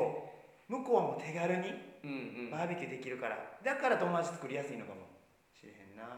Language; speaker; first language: Japanese; native; Japanese